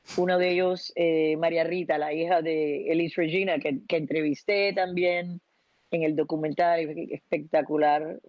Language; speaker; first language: Spanish; early bilingual, heritage; Spanish